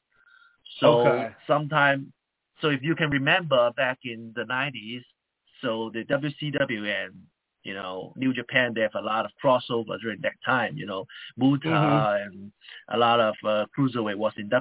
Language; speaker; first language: English; non-native, local second language; Chinese